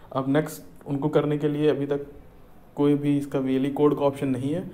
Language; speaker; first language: Hindi; native; Hindi